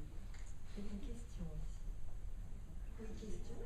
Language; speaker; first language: French; native; French